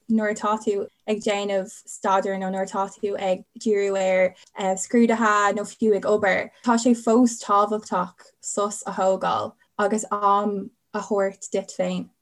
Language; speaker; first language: Irish; non-native, local second language; English